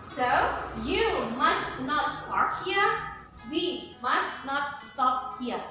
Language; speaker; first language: English; non-native, fluent; Indonesian